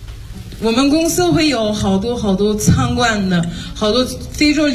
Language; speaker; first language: Chinese; non-native, fluent; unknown